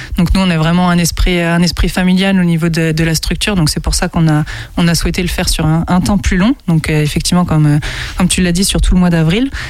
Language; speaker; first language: French; native; French